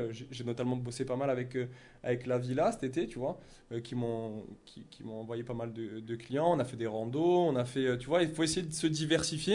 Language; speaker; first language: French; native; French